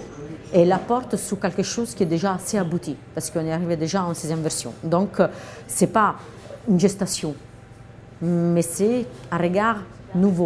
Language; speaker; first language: French; non-native, fluent; Italian